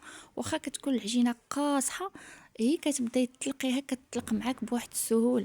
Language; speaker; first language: Arabic; native; Arabic